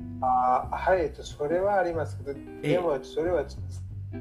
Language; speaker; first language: Japanese; non-native, learner; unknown